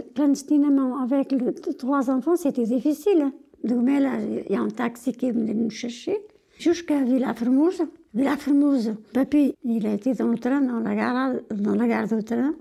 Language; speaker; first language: French; non-native, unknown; Portuguese